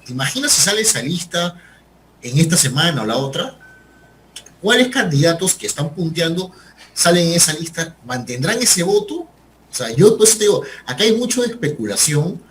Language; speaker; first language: Spanish; native; Spanish